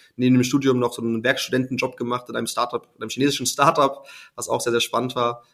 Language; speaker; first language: German; native; German